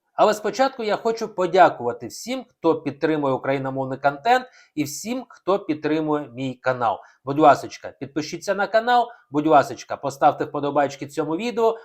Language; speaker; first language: Ukrainian; non-native, local second language; Russian